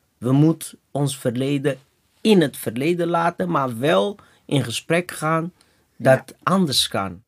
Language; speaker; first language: Dutch; non-native, fluent; Portuguese